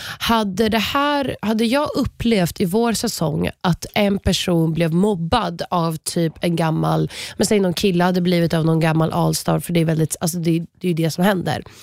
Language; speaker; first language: Swedish; native; Swedish